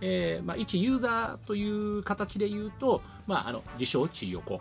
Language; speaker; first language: Japanese; native; Japanese